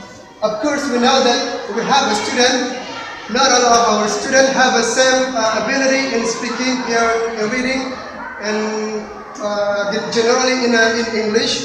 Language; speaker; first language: English; non-native, learner; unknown